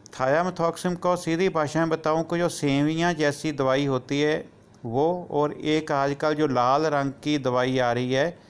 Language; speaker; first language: Hindi; non-native, local second language; Punjabi